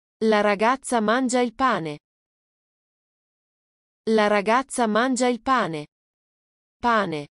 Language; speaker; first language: Italian; non-native, learner; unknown